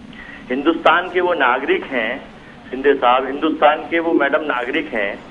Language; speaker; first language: Hindi; native; Hindi